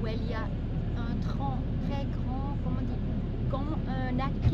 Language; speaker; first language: French; non-native, local second language; German